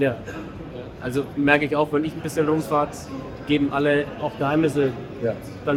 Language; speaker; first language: German; native; German